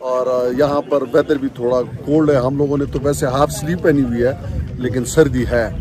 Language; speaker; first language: Urdu; non-native, local second language; Pashto